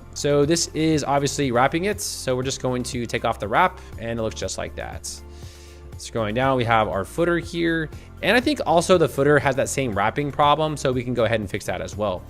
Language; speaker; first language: English; native; English